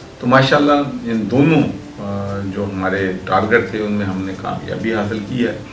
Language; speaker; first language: Urdu; non-native, local second language; Punjabi